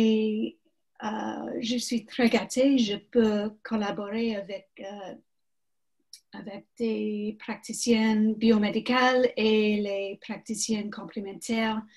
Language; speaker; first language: French; non-native, learner; English